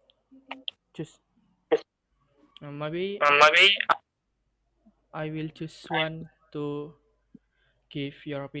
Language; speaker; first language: English; non-native, learner; Indonesian